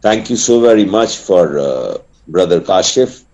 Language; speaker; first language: English; non-native, local second language; Punjabi